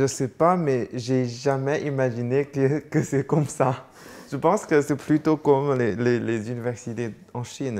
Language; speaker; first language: French; non-native, fluent; Chinese